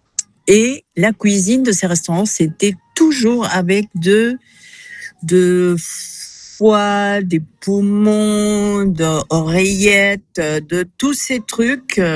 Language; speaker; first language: French; non-native, fluent; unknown